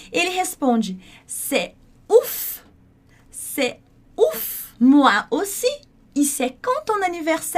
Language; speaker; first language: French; non-native, fluent; Portuguese